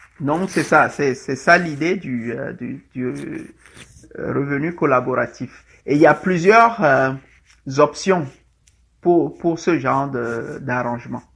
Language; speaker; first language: French; non-native, local second language; Ewe